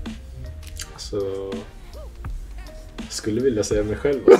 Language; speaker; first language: Swedish; native; Swedish